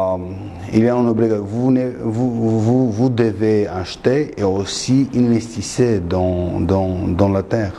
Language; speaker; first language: French; non-native, fluent; Georgian